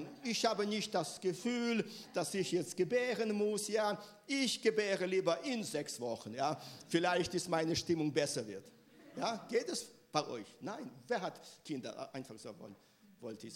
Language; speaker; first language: German; non-native, fluent; Russian